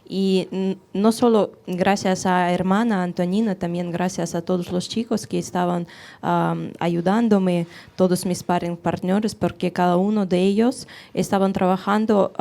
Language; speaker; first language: Spanish; non-native, fluent; Russian